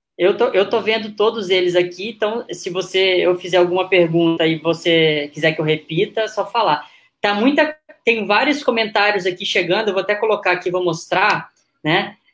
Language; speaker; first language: Portuguese; native; Portuguese